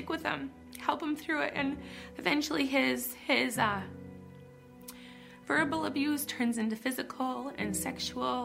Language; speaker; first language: English; native; English